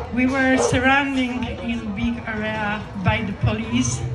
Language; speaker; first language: English; non-native, learner; Polish